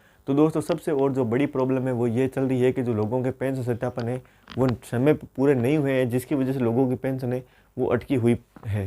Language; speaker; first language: Hindi; non-native, local second language; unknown